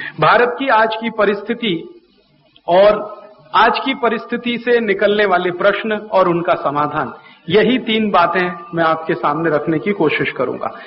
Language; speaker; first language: Hindi; native; Hindi